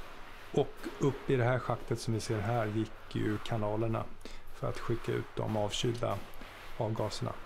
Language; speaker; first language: Swedish; native; Swedish